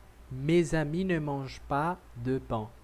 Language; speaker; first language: French; non-native, learner; Portuguese